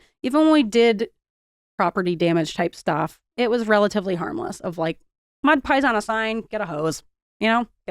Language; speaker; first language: English; native; English